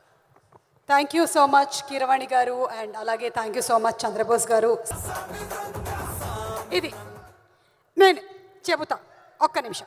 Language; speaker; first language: Telugu; native; Telugu